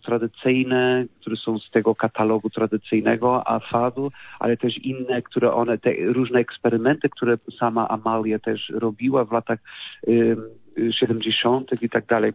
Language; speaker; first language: Polish; non-native, fluent; Portuguese